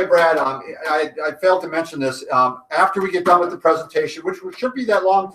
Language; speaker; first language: English; native; English